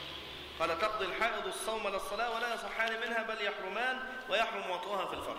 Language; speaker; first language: Arabic; native; Arabic